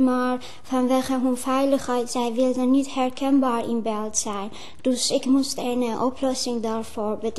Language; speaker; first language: Dutch; non-native, fluent; Persian